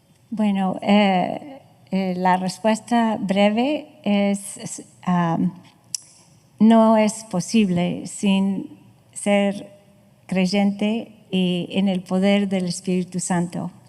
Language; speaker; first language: Spanish; non-native, fluent; English